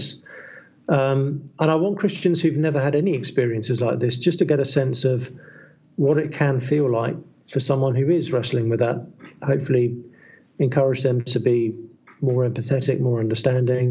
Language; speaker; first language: English; native; English